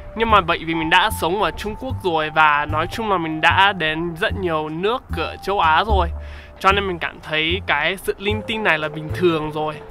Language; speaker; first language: Vietnamese; non-native, fluent; English